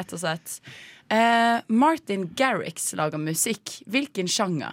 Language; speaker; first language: Norwegian; native; Norwegian